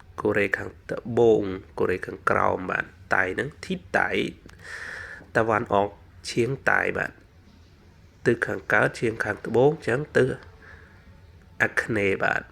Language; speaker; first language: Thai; non-native, fluent; Khmer